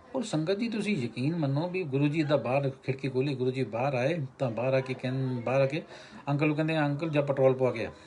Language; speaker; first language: Hindi; non-native, local second language; Punjabi